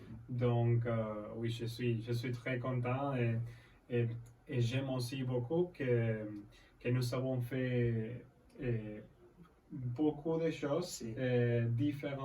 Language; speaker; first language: French; non-native, learner; Spanish